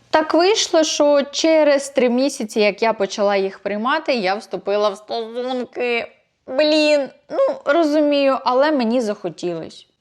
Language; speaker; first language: Ukrainian; non-native, local second language; Russian